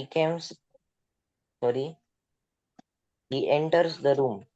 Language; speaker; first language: English; non-native, learner; Marathi